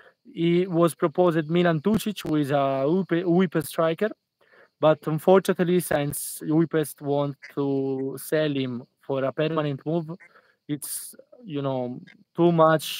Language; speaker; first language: English; non-native, fluent; Italian